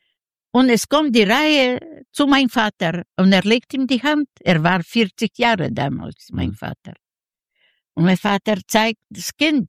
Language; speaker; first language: German; non-native, learner; Yiddish